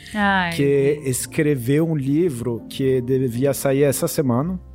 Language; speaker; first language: Portuguese; non-native, fluent; French